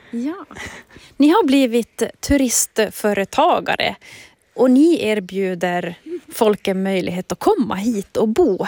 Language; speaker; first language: Swedish; non-native, local second language; Finnish